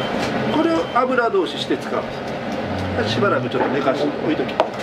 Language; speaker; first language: Japanese; native; Japanese